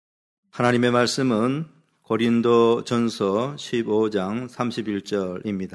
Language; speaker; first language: Korean; native; Korean